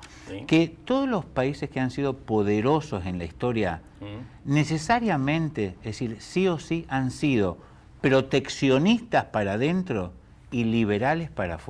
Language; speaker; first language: Spanish; native; Spanish